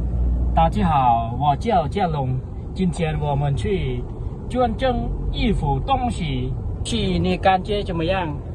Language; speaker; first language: Chinese; non-native, learner; Lao